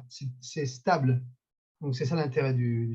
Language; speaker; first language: French; native; French